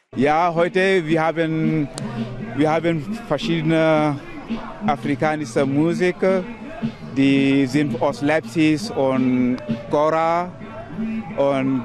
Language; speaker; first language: German; non-native, learner; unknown